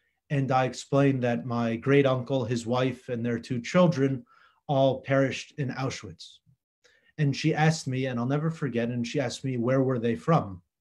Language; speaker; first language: English; native; English